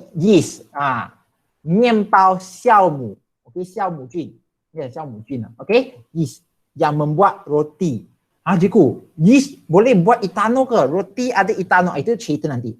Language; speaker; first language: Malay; non-native, local second language; Chinese